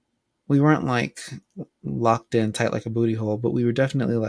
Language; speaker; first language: English; native; English